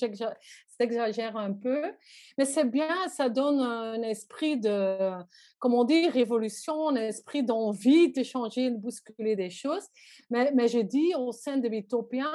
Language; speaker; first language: French; non-native, local second language; Dutch